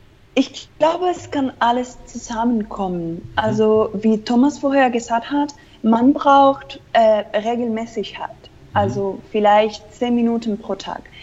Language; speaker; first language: German; non-native, fluent; Spanish